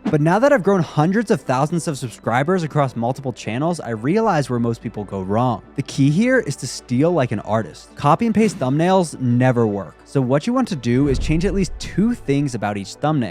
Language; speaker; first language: English; native; English